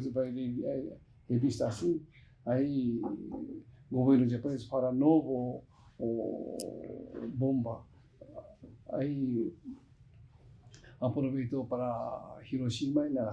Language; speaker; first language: Portuguese; non-native, learner; Japanese